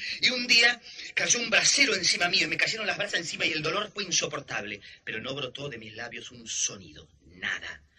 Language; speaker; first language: Spanish; native; Spanish